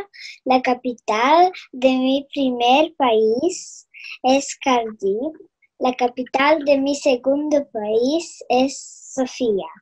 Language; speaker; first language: Spanish; non-native, learner; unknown